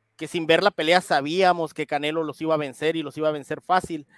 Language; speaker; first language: Spanish; native; Spanish